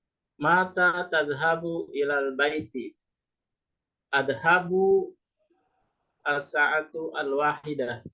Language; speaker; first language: Arabic; non-native, learner; Indonesian